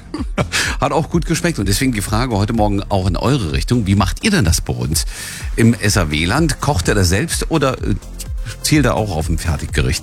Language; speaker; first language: German; native; German